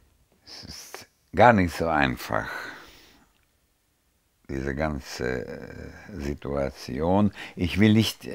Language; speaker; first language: German; non-native, fluent; Hungarian